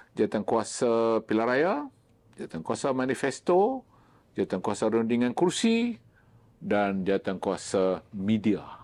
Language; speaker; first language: Malay; native; Malay